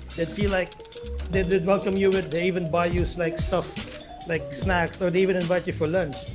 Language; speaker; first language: English; non-native, local second language; Cebuano